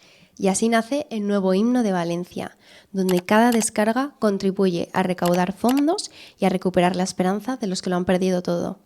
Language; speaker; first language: Spanish; native; Spanish